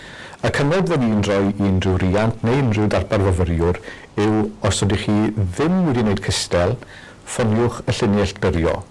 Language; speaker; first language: Welsh; native; Welsh